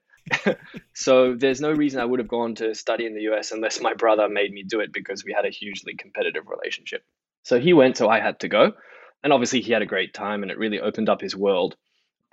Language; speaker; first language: English; native; English